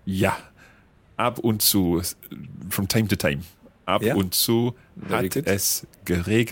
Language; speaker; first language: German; non-native, learner; English